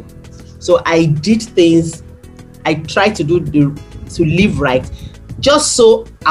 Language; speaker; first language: English; non-native, local second language; Yoruba